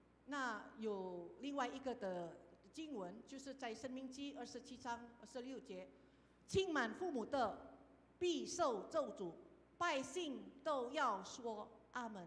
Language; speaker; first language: Chinese; non-native, fluent; Indonesian